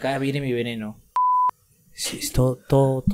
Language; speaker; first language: Spanish; native; Spanish